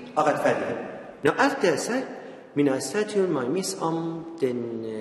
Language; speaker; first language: Danish; non-native, learner; Persian